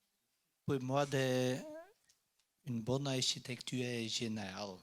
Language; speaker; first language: French; non-native, learner; Dutch